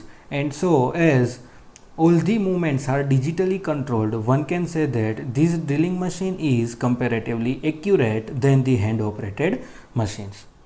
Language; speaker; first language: English; non-native, local second language; Gujarati